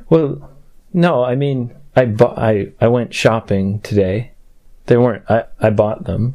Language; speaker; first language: English; native; English